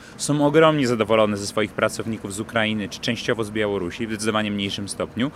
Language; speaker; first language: Polish; native; Polish